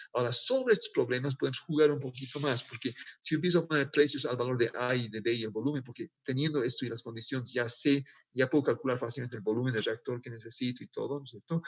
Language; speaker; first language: Spanish; native; Spanish